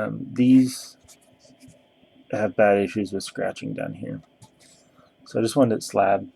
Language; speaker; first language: English; native; English